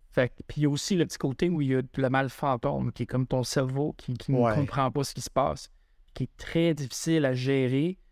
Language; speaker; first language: French; native; French